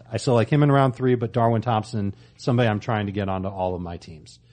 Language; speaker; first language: English; native; English